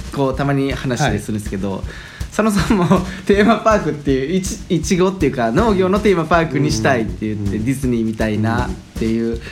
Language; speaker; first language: Japanese; native; Japanese